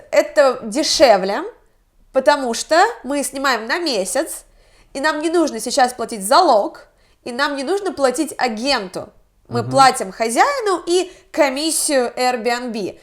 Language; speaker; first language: Russian; native; Russian